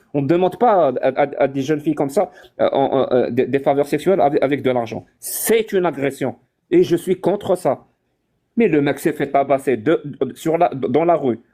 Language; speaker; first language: French; non-native, local second language; Arabic